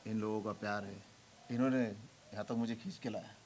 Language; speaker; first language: Hindi; non-native, local second language; Marathi